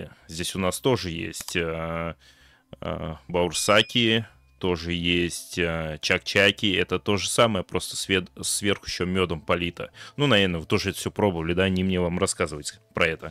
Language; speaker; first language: Russian; native; Russian